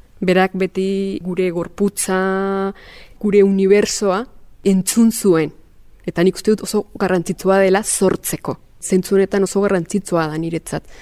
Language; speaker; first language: Basque; non-native, fluent; Spanish